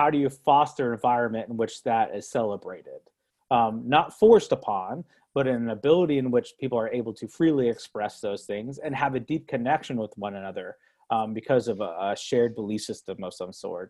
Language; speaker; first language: English; native; English